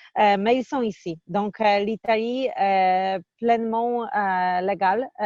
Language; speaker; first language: French; non-native, fluent; Polish